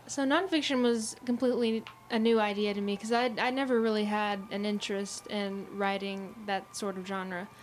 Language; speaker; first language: English; native; English